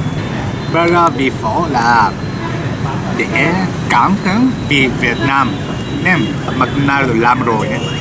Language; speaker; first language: Vietnamese; non-native, learner; Japanese